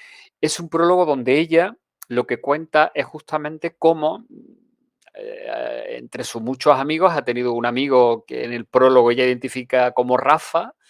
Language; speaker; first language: Spanish; native; Spanish